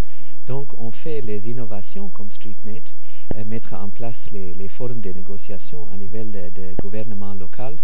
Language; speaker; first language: French; non-native, fluent; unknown